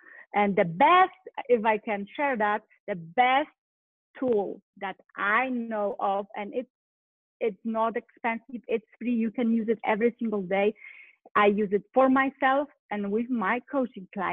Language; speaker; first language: English; non-native, fluent; Polish